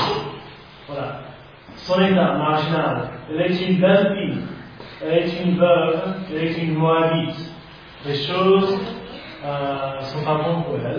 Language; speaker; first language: French; non-native, fluent; English